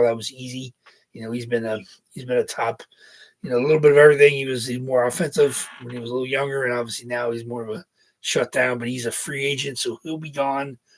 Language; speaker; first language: English; native; English